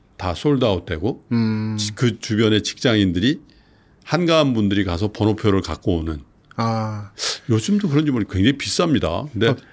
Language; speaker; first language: Korean; native; Korean